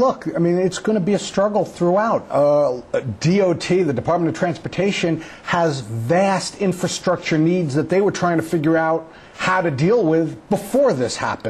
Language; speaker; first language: English; native; English